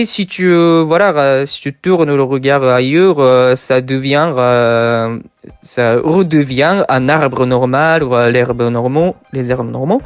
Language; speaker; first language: French; non-native, fluent; Japanese